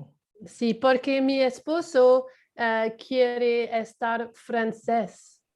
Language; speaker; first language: Spanish; non-native, learner; English